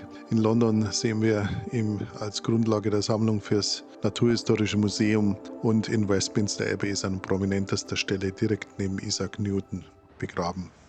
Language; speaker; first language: German; native; German